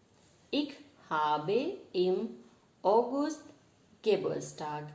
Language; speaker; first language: German; non-native, learner; Hindi